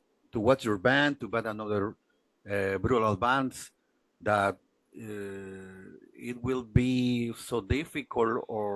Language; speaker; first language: English; non-native, learner; Spanish